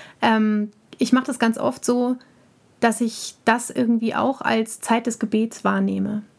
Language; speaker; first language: German; native; German